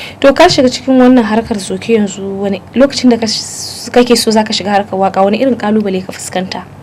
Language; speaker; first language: Hausa; native; Hausa